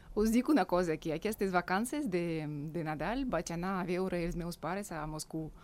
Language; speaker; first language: Catalan; non-native, fluent; Russian